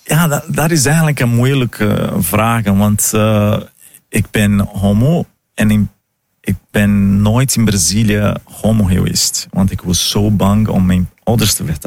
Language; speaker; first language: Dutch; non-native, fluent; Portuguese